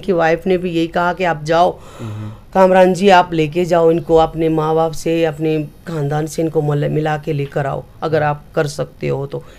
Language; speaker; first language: Urdu; early bilingual, other home language; Nepali